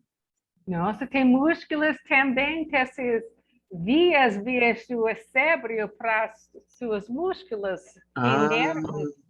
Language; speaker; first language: Portuguese; non-native, fluent; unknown